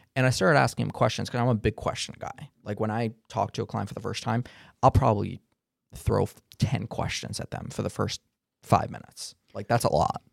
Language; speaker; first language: English; non-native, fluent; Hebrew